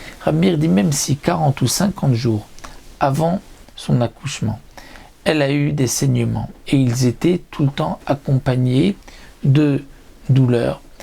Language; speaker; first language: French; native; French